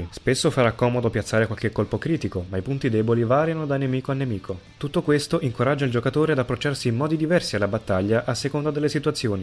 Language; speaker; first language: Italian; native; Italian